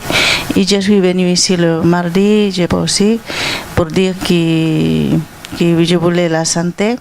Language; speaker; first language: French; non-native, learner; Portuguese